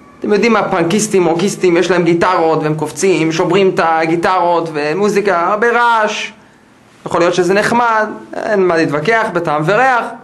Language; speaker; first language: Hebrew; non-native, fluent; English